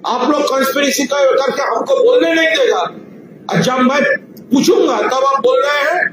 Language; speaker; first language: Hindi; non-native, local second language; Bangla